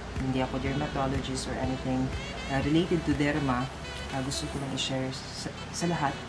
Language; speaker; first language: Filipino; non-native, local second language; Cebuano